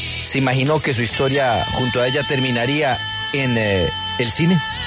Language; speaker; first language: Spanish; native; Spanish